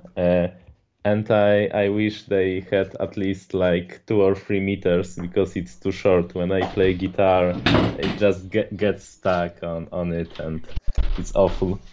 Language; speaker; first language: English; non-native, fluent; Polish